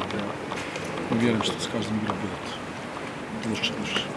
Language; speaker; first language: Russian; non-native, learner; Croatian